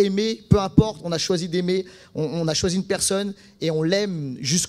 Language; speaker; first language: French; native; French